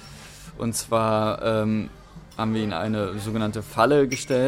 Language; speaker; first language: German; native; German